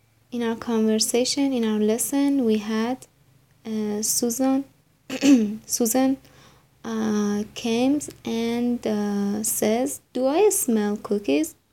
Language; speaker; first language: English; non-native, fluent; Persian